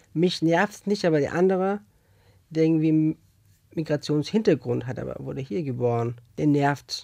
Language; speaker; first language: German; non-native, fluent; Persian